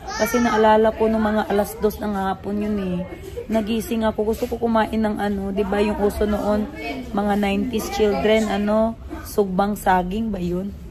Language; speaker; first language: Filipino; non-native, local second language; Cebuano